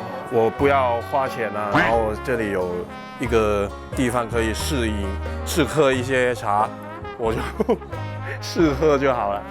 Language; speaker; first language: Chinese; non-native, local second language; Cantonese